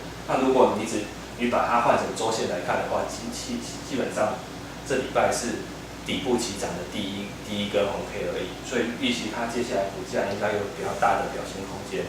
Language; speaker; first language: Chinese; native; Chinese